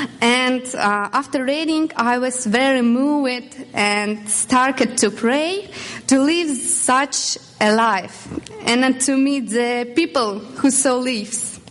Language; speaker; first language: English; non-native, learner; Russian